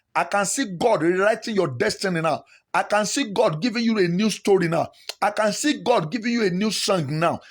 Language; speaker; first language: English; non-native, local second language; Yoruba